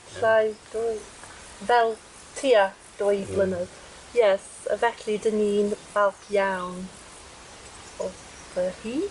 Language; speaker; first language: Welsh; non-native, learner; English